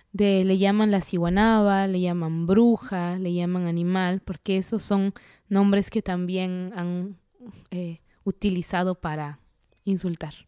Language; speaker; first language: Spanish; non-native, local second language; Kaqchikel